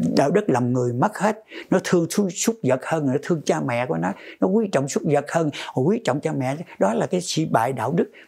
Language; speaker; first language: Vietnamese; native; Vietnamese